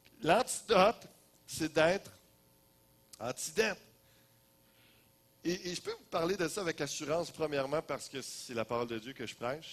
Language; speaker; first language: French; native; French